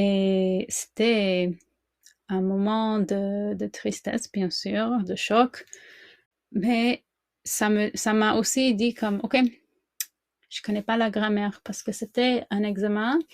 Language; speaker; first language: French; non-native, fluent; English